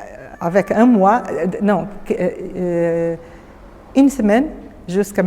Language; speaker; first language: French; non-native, fluent; Portuguese